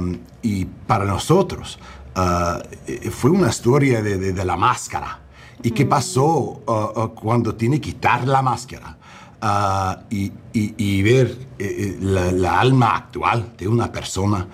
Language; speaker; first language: Spanish; non-native, learner; English